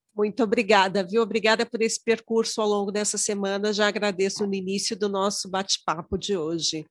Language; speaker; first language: Portuguese; native; Portuguese